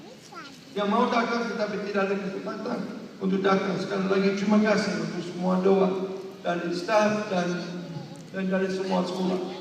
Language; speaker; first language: Indonesian; non-native, learner; English